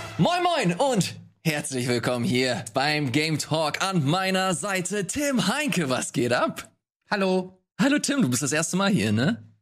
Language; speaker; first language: German; native; German